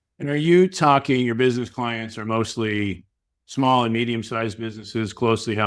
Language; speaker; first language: English; native; English